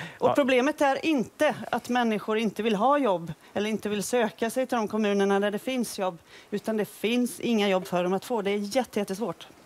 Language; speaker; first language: Swedish; native; Swedish